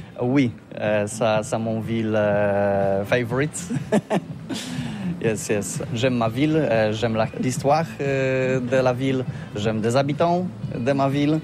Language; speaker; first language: French; non-native, learner; Polish